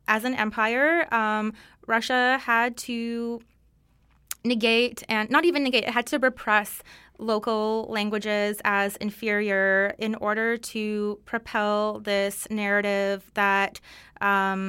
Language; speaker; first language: English; non-native, fluent; Russian